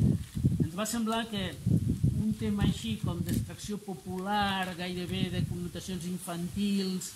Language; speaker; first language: Catalan; native; Catalan